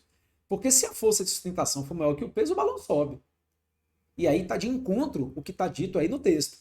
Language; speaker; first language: Portuguese; native; Portuguese